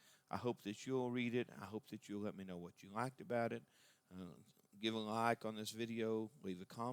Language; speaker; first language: English; native; English